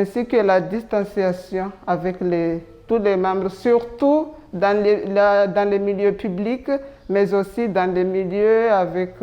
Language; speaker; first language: French; non-native, local second language; Comorian